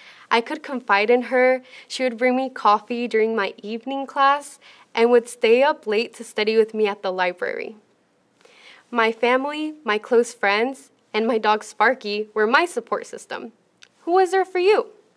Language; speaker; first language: English; early bilingual, other home language; Spanish